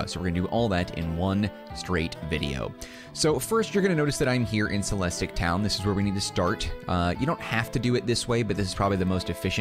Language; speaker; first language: English; native; English